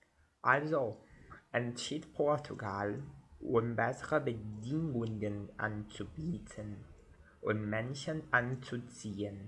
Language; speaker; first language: German; non-native, learner; Portuguese